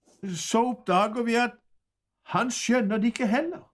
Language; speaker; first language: Norwegian; native; Norwegian